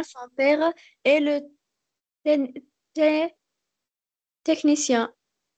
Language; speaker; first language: French; non-native, learner; Arabic